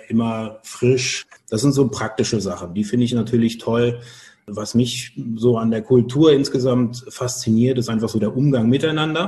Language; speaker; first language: German; native; German